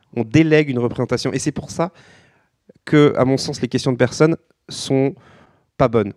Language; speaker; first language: French; native; French